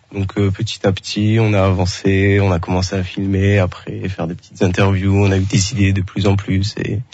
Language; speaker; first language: French; non-native, fluent; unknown